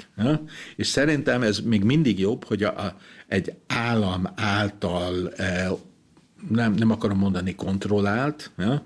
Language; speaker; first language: Hungarian; non-native, local second language; German